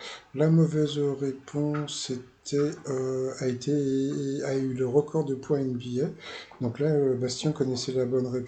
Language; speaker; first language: French; native; French